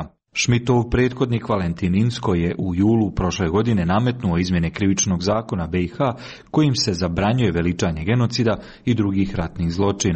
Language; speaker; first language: Serbian; native; Serbian